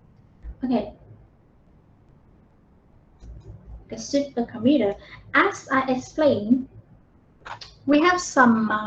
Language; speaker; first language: English; non-native, fluent; Vietnamese